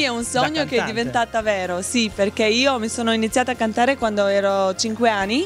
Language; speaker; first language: Italian; non-native, learner; Albanian